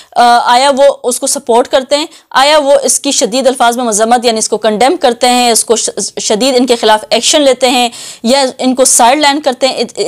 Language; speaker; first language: Urdu; native; Urdu